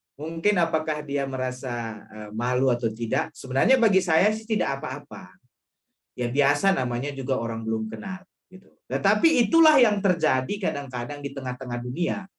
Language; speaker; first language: Indonesian; non-native, local second language; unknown